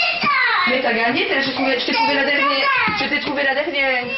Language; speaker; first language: French; native; French